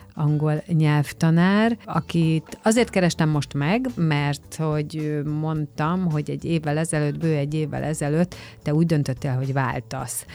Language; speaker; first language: Hungarian; native; Hungarian